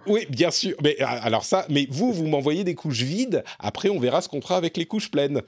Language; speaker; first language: French; native; French